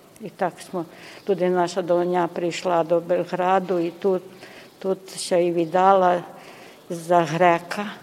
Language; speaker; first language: Ukrainian; early bilingual, heritage; Ukrainian